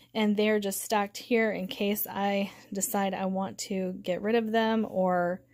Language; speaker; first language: English; native; English